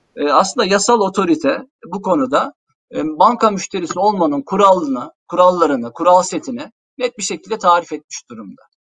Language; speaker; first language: Turkish; native; Turkish